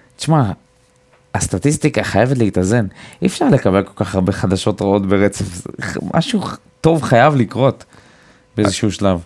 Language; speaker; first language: Hebrew; native; Hebrew